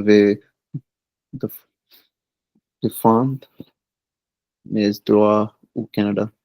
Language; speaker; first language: French; non-native, learner; Hindi